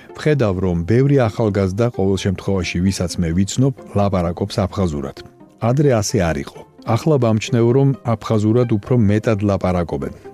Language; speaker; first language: Georgian; native; Georgian